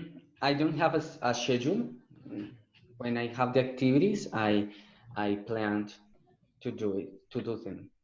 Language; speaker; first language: English; non-native, learner; Spanish